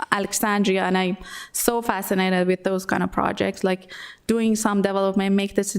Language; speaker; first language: English; non-native, fluent; Persian